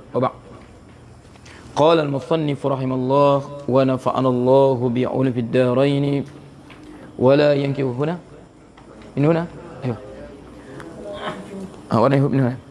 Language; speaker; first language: Arabic; non-native, fluent; Malay